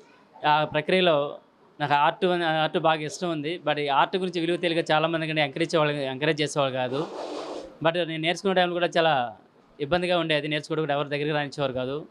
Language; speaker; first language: Telugu; native; Telugu